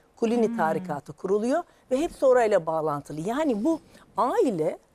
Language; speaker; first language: Turkish; native; Turkish